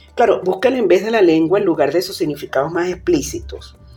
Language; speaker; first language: Spanish; native; Spanish